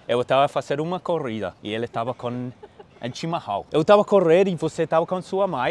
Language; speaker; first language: Portuguese; non-native, fluent; English